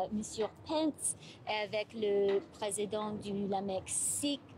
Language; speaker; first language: French; non-native, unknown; English